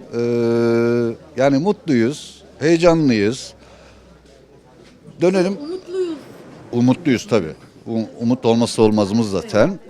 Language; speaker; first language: Turkish; native; Turkish